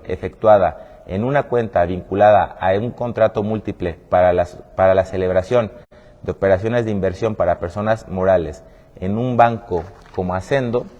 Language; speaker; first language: Spanish; native; Spanish